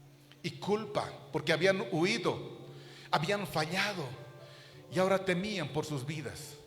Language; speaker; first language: Spanish; native; Spanish